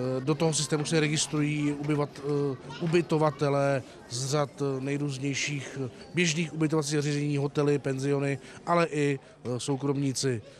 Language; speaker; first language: Czech; native; Czech